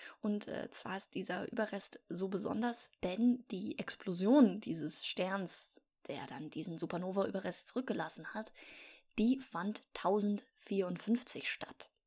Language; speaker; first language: German; native; German